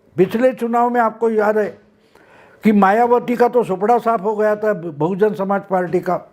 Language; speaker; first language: Hindi; non-native, local second language; Marathi